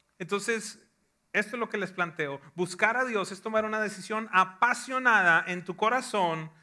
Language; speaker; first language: Spanish; native; Spanish